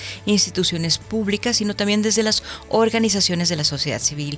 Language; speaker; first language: Spanish; native; Spanish